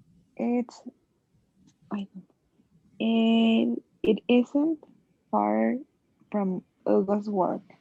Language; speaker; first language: English; non-native, learner; Spanish